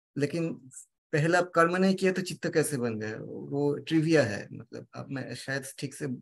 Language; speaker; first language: Hindi; non-native, local second language; Bangla